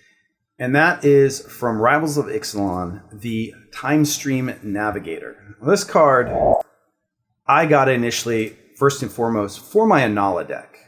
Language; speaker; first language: English; native; English